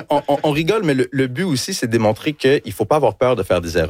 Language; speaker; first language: French; early bilingual, other home language; English